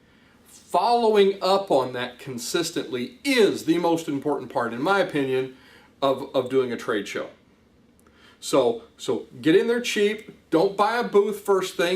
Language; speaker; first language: English; native; English